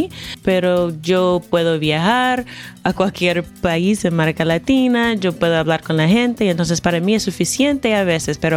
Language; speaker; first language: Spanish; non-native, fluent; English